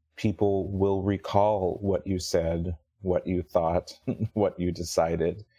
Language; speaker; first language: English; native; English